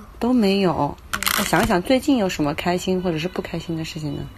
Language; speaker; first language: Chinese; native; Chinese